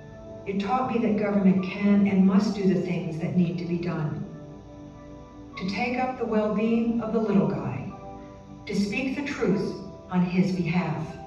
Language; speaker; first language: English; native; English